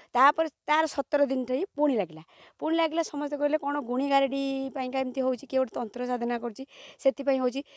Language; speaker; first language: Odia; native; Odia